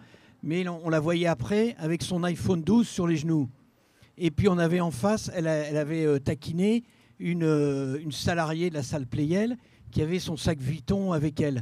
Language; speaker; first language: French; native; French